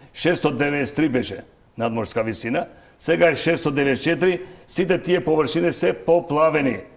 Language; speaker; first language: Macedonian; non-native, local second language; Albanian